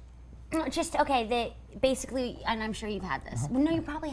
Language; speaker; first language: English; native; English